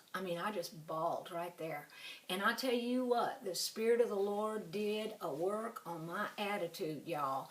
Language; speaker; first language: English; native; English